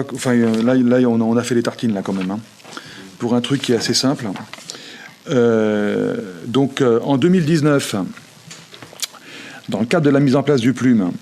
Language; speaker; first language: French; native; French